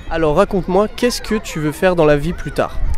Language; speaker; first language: French; native; French